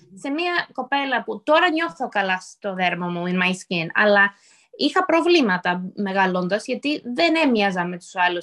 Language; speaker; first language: Greek; early bilingual, heritage; Greek